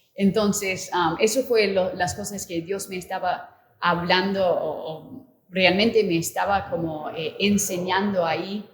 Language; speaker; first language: Spanish; non-native, fluent; English